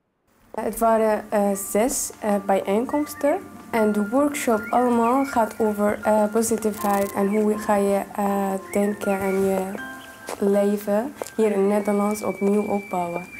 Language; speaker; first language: Dutch; non-native, fluent; Arabic